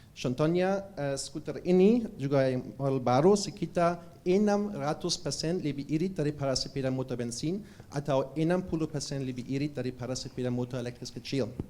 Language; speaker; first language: Indonesian; non-native, fluent; German